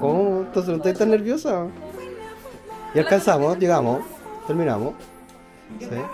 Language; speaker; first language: Spanish; native; Spanish